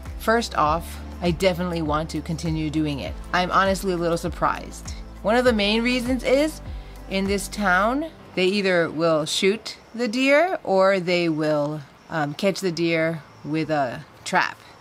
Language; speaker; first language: English; native; English